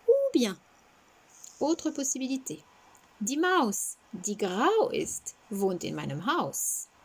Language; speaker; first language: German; non-native, fluent; French